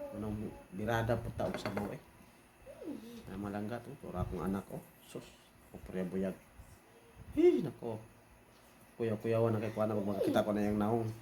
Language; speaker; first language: Filipino; non-native, local second language; Cebuano